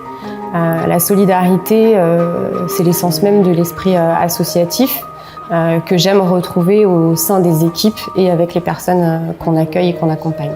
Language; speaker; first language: French; native; French